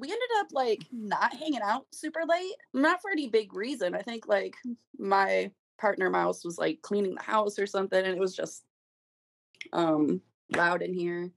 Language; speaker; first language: English; native; English